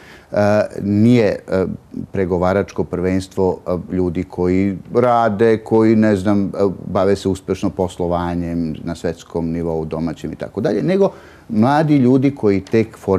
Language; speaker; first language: Bosnian; native; Bosnian